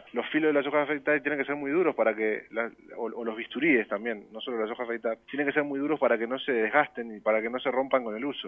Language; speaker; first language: Spanish; native; Spanish